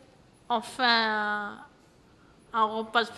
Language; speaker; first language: French; early bilingual, other home language; Portuguese